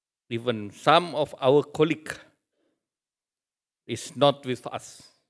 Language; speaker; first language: English; non-native, fluent; Indonesian